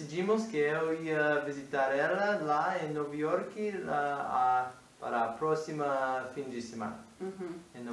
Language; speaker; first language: Portuguese; non-native, fluent; English